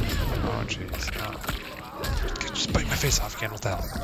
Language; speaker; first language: English; native; English